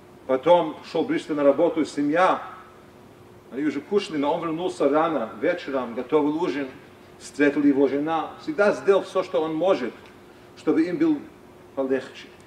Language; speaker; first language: Russian; non-native, fluent; English